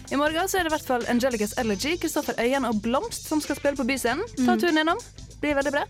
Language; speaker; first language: Norwegian; native; Norwegian